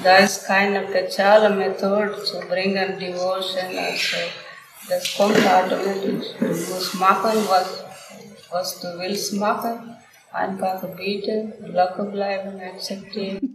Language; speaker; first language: German; non-native, learner; Telugu